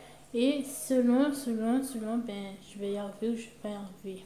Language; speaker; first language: French; native; French